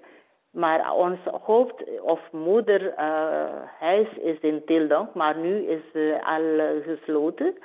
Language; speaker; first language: Dutch; non-native, learner; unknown